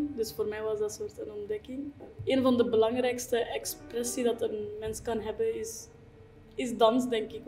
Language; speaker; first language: Dutch; non-native, fluent; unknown